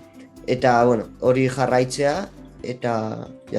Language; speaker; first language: Basque; non-native, local second language; Spanish